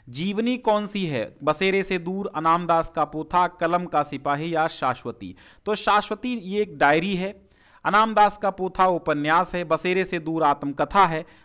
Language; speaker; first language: Hindi; native; Hindi